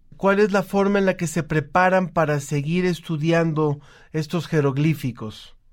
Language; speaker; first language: Spanish; native; Spanish